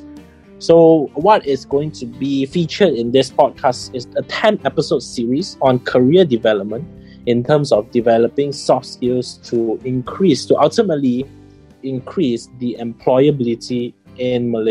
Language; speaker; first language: English; non-native, local second language; Chinese